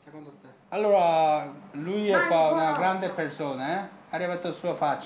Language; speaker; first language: Italian; non-native, learner; Korean